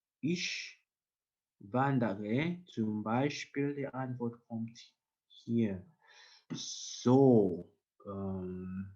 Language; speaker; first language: German; non-native, learner; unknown